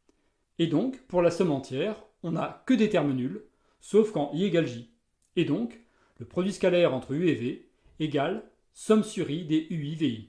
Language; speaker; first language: French; native; French